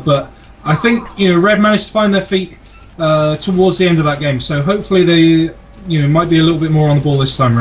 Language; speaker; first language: English; native; English